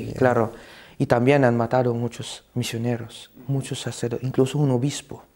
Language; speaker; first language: Spanish; non-native, fluent; Cebuano